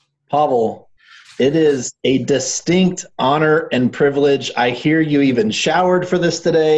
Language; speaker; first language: English; native; English